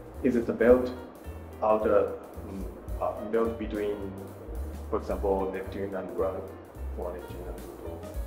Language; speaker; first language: English; non-native, fluent; Japanese